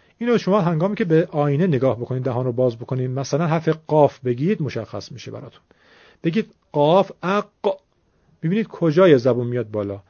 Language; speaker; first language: Persian; native; Persian